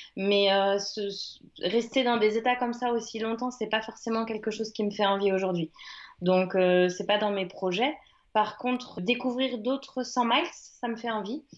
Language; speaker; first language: French; native; French